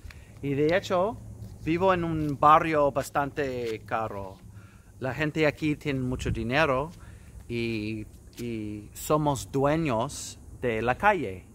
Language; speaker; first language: Spanish; non-native, fluent; English